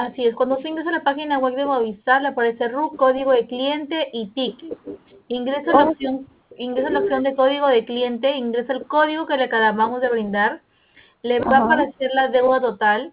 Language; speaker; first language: Spanish; native; Spanish